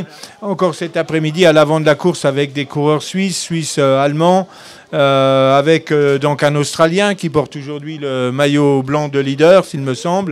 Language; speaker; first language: French; native; French